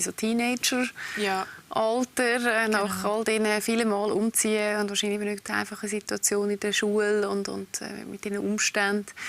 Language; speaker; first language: German; native; German